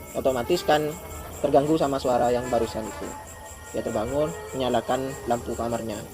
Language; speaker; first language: Indonesian; non-native, local second language; Madurese